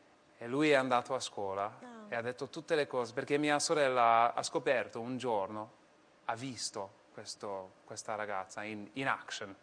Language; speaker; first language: Italian; non-native, fluent; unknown